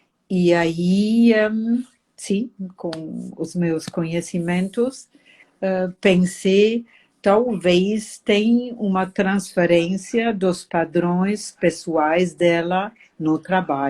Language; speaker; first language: Portuguese; non-native, fluent; German